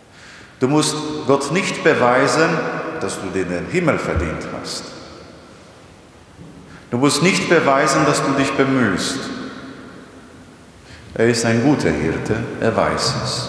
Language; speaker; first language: German; non-native, fluent; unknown